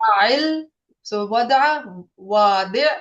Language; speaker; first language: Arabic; non-native, fluent; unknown